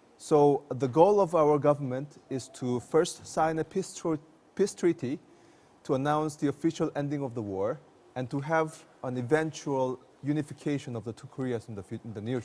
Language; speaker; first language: English; non-native, fluent; Korean